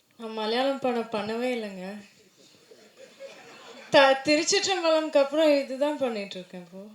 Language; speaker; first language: Tamil; non-native, local second language; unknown